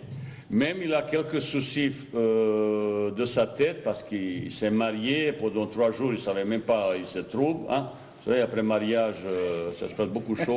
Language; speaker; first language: French; non-native, fluent; Bosnian